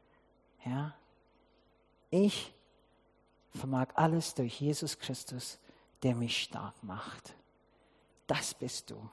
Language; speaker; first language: German; non-native, fluent; English